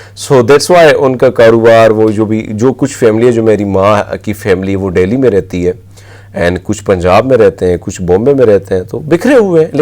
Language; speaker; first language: Urdu; non-native, local second language; Pashto